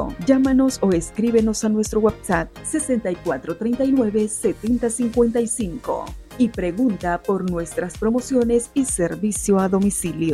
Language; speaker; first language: Spanish; native; Spanish